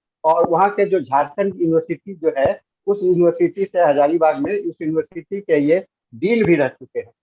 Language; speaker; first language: Hindi; native; Hindi